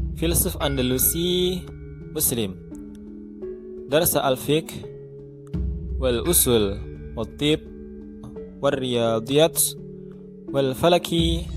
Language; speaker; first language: Arabic; non-native, learner; Indonesian